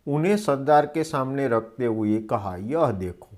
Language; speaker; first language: Hindi; non-native, local second language; Gujarati